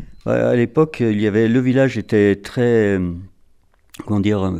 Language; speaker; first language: French; native; French